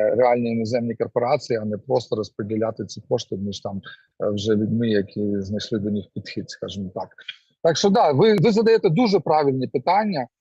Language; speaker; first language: Ukrainian; non-native, local second language; Russian